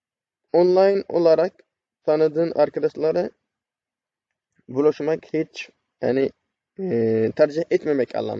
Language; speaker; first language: Turkish; non-native, fluent; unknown